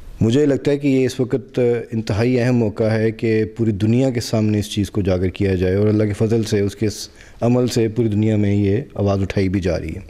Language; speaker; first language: Urdu; non-native, local second language; Punjabi